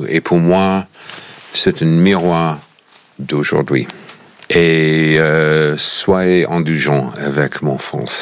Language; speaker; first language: French; non-native, fluent; English